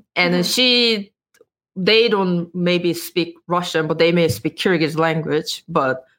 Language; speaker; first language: English; non-native, fluent; Korean